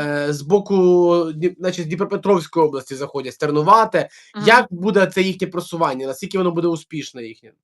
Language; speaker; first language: Ukrainian; native; Ukrainian